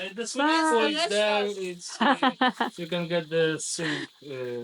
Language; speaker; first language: English; non-native, learner; Polish